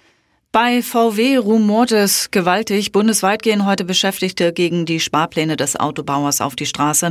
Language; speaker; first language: German; native; German